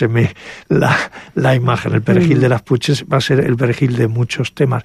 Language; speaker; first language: Spanish; native; Spanish